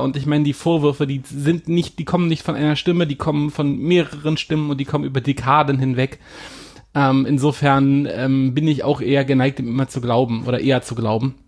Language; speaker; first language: German; native; German